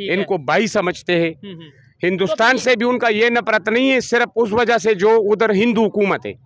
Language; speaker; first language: Urdu; native; Urdu